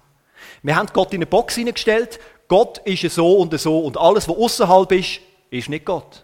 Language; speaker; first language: German; native; German